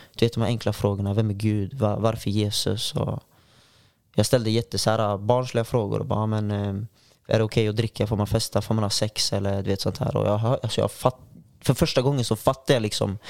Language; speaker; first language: Swedish; native; Swedish